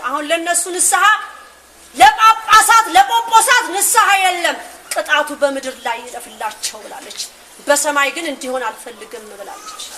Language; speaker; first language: Amharic; native; Amharic